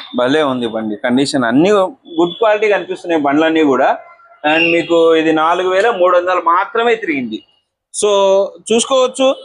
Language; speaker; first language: Telugu; native; Telugu